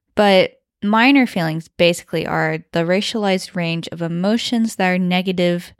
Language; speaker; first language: English; early bilingual, other home language; Chinese